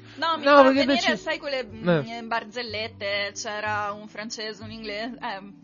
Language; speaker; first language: Italian; native; Italian